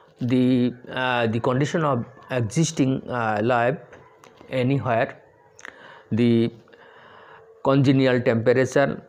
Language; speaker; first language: English; non-native, local second language; Bangla